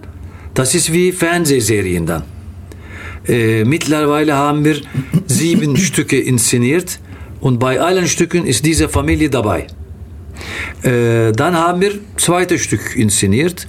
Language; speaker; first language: German; non-native, fluent; Turkish